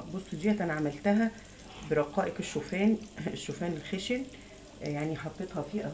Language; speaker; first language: Arabic; native; Arabic